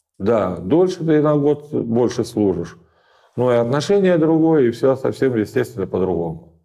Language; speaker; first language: Russian; native; Russian